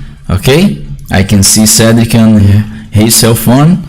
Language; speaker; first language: English; non-native, learner; Portuguese